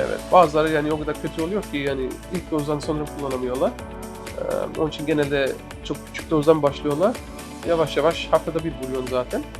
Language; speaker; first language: Turkish; early bilingual, other home language; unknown